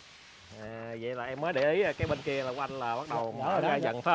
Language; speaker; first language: Vietnamese; native; Vietnamese